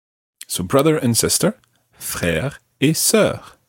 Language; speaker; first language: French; non-native, fluent; English